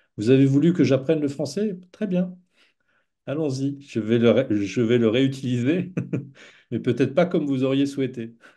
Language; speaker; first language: French; non-native, local second language; Swiss German